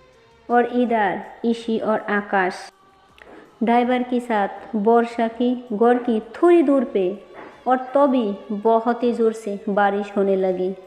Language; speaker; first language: Hindi; non-native, local second language; Bangla